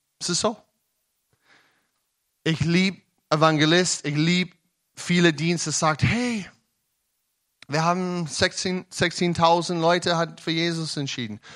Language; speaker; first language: German; non-native, learner; English